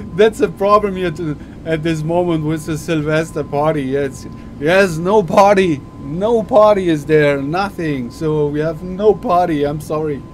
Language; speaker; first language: English; non-native, learner; German